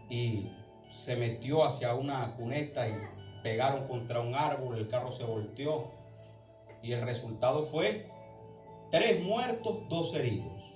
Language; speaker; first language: Spanish; native; Spanish